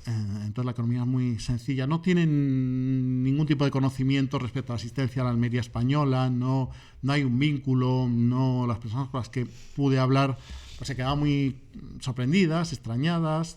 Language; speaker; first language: Spanish; native; Spanish